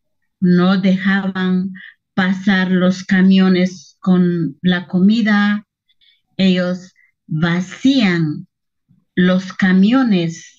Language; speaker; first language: Spanish; non-native, local second language; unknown